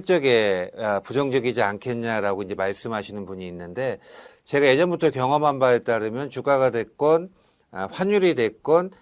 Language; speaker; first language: Korean; native; Korean